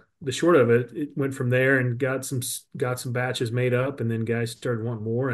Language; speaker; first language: English; native; English